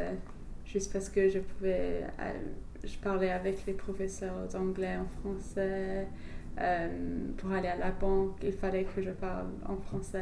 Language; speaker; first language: French; non-native, fluent; English